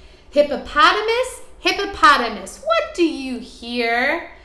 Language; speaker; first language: English; native; English